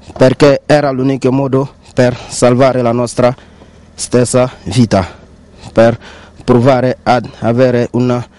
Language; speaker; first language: Italian; non-native, learner; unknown